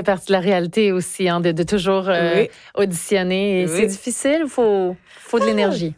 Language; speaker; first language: French; native; French